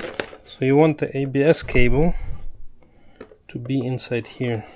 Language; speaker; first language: English; non-native, fluent; German